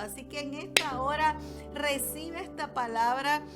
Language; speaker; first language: Spanish; native; Spanish